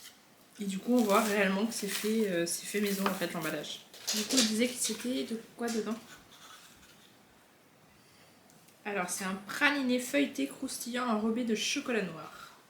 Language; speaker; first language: French; native; French